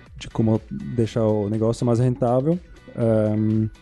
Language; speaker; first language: Portuguese; non-native, fluent; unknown